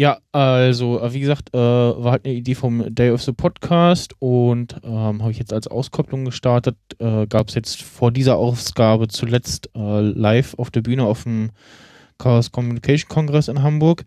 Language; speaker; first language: German; native; German